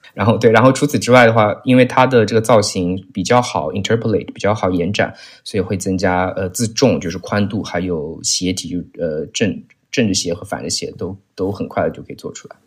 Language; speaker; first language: Chinese; native; Chinese